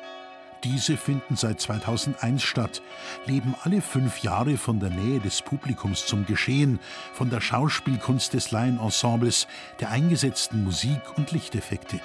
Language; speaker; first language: German; native; German